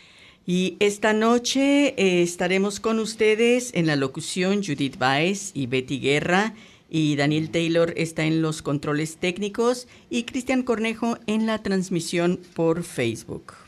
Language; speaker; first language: Spanish; native; Spanish